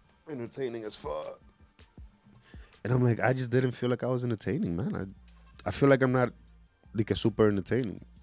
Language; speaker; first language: English; early bilingual, other home language; Spanish